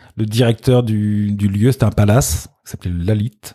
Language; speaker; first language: French; native; French